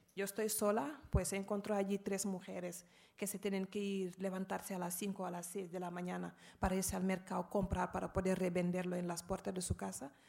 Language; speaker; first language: Spanish; non-native, fluent; Arabic